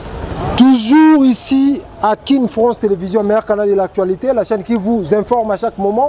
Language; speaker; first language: French; non-native, local second language; Lingala